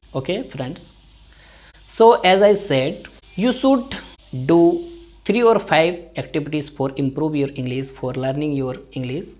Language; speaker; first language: English; non-native, learner; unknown